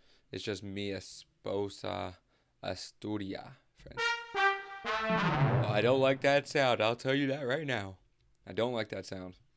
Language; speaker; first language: English; native; English